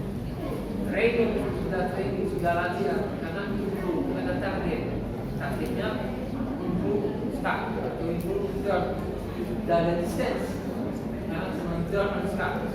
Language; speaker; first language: Indonesian; non-native, learner; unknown